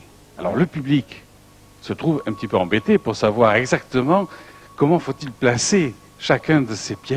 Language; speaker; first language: French; native; French